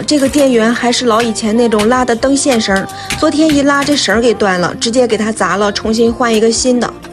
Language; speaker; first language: Chinese; native; Chinese